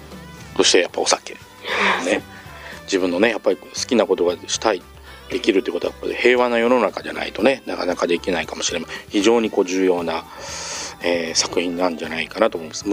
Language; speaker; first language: Japanese; native; Japanese